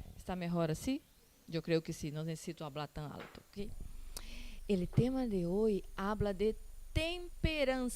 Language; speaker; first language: Portuguese; non-native, learner; Spanish